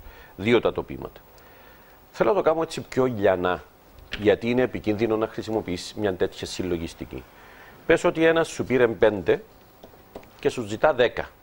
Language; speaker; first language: Greek; native; Greek